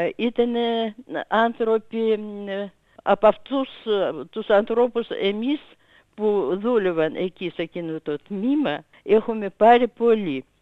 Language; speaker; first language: Greek; non-native, fluent; Russian